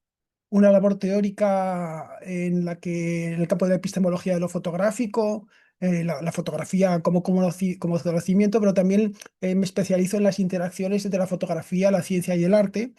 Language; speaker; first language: Spanish; native; Spanish